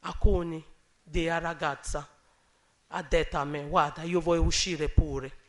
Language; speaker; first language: Italian; non-native, learner; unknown